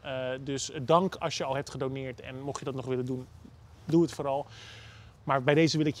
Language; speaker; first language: Dutch; native; Dutch